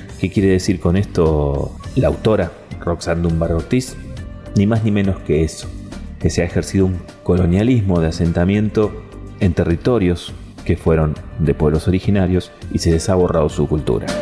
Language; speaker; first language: Spanish; native; Spanish